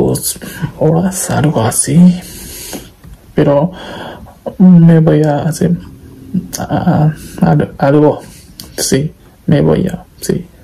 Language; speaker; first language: Spanish; non-native, learner; Japanese